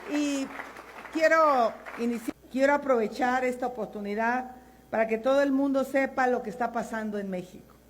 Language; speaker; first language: Spanish; native; Spanish